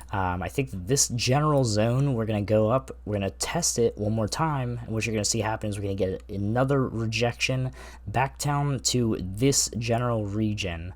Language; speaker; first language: English; native; English